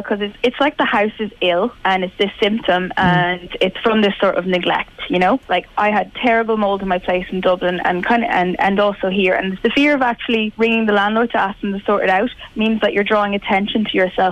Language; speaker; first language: English; native; English